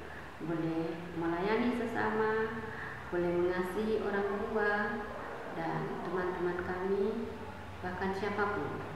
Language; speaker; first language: Indonesian; native; Indonesian